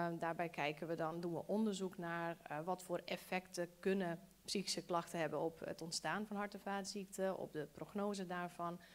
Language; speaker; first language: Dutch; early bilingual, other home language; Bosnian